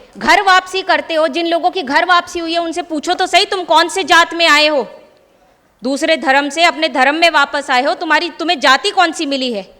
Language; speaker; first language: Hindi; native; Hindi